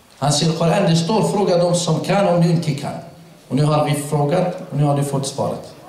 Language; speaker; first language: Swedish; non-native, fluent; Arabic